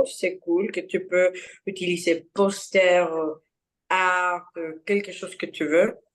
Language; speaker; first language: French; non-native, learner; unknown